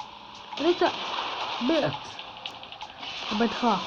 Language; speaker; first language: Greek; native; Greek